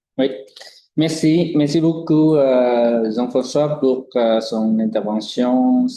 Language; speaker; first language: French; non-native, fluent; Vietnamese